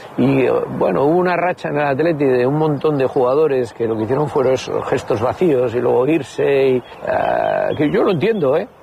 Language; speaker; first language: Spanish; native; Spanish